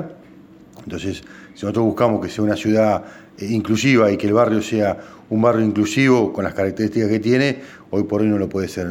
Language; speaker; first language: Spanish; native; Spanish